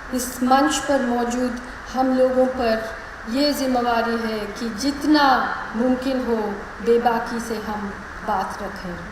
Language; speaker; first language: Hindi; non-native, local second language; English